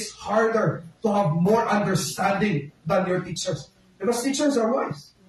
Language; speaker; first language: English; non-native, local second language; Filipino